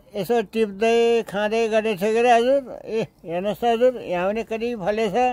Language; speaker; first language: Nepali; non-native, local second language; Gurung